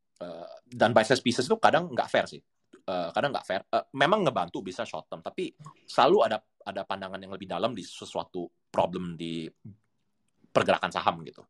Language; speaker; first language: Indonesian; native; Indonesian